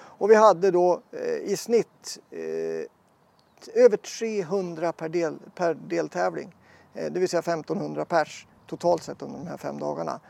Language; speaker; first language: Swedish; native; Swedish